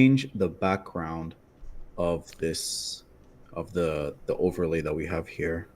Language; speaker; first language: English; native; English